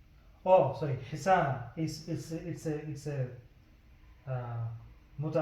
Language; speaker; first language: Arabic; non-native, learner; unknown